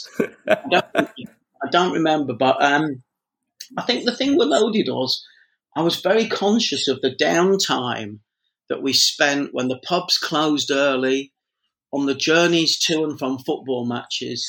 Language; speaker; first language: English; native; English